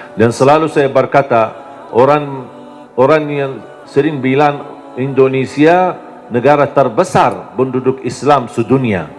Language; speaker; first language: Indonesian; non-native, fluent; Arabic